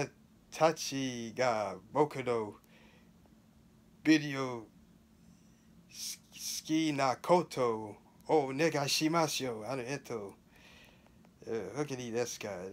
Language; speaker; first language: Japanese; non-native, learner; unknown